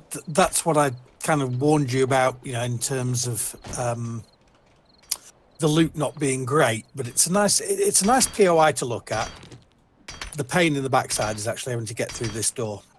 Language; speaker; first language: English; native; English